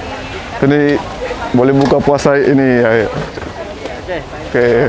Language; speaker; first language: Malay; non-native, fluent; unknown